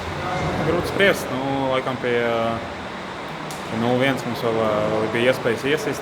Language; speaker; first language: Latvian; native; Latvian